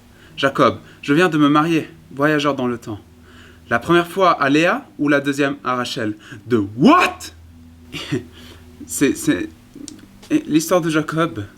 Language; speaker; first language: French; native; French